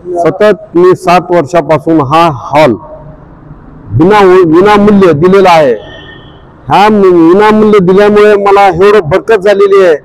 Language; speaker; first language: Marathi; non-native, local second language; Urdu